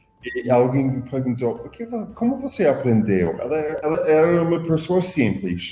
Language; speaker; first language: Portuguese; non-native, fluent; English